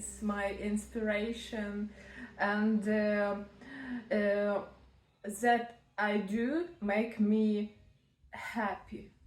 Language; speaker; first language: English; non-native, learner; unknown